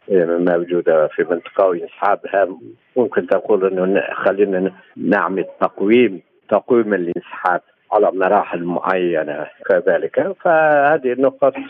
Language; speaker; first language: Arabic; non-native, fluent; Turkish